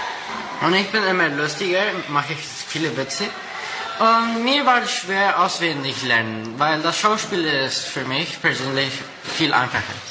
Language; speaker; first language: German; non-native, local second language; Spanish